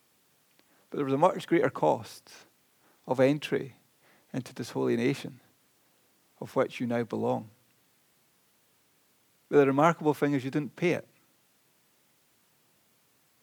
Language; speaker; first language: English; native; English